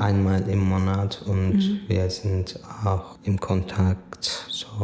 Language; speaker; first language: German; non-native, learner; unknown